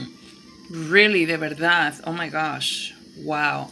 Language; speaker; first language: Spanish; early bilingual, heritage; Spanish